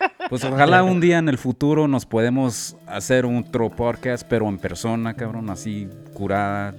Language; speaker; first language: Spanish; early bilingual, heritage; Spanish